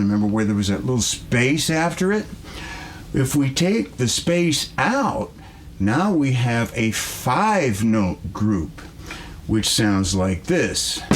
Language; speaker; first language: English; native; English